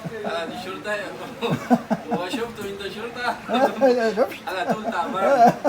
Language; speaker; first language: Arabic; non-native, learner; Urdu